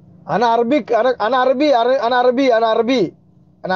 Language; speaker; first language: Arabic; non-native, learner; Malayalam